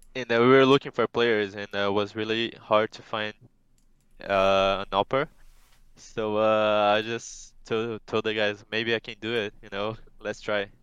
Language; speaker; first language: English; non-native, fluent; Portuguese